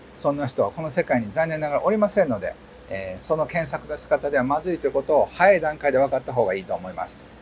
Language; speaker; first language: Japanese; native; Japanese